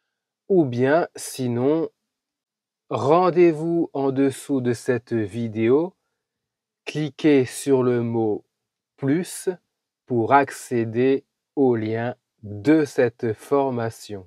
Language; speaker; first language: French; native; French